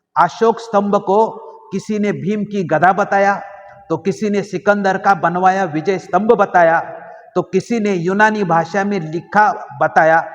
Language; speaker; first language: Hindi; non-native, local second language; Marathi